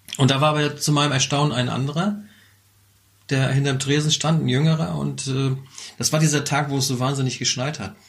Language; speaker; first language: German; native; German